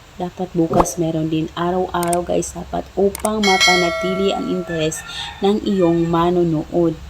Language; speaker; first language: Filipino; non-native, local second language; Cebuano